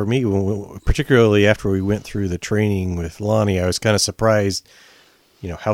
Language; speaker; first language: English; native; English